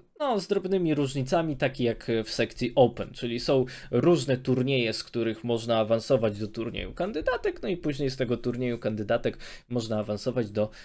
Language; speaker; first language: Polish; native; Polish